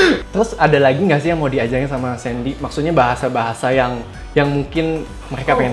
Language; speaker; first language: Indonesian; native; Indonesian